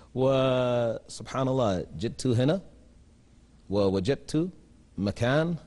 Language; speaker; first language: Arabic; non-native, fluent; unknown